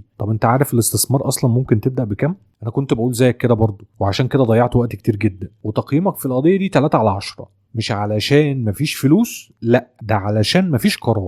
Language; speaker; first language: Arabic; native; Arabic